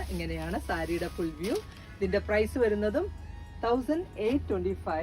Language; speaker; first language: Malayalam; native; Malayalam